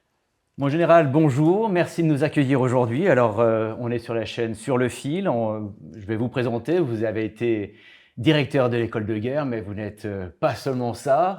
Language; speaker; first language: French; native; French